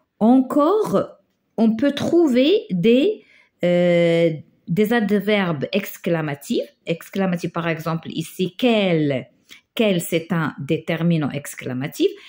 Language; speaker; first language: French; non-native, local second language; Arabic